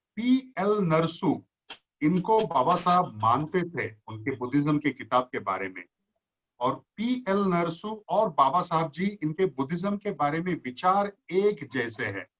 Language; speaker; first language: Hindi; non-native, local second language; Marathi